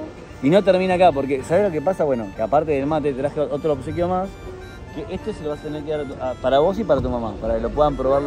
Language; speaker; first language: Spanish; native; Spanish